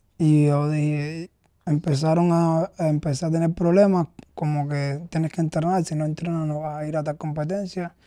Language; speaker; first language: Spanish; native; Spanish